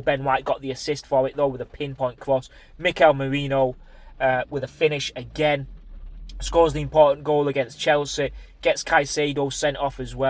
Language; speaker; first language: English; native; English